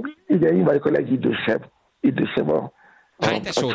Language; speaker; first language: Hungarian; non-native, fluent; Yoruba